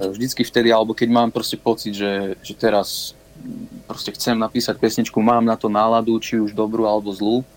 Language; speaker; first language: Slovak; native; Slovak